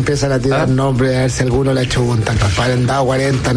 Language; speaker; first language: Spanish; native; Spanish